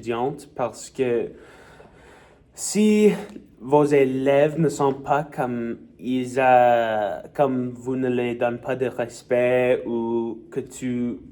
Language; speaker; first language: French; non-native, learner; English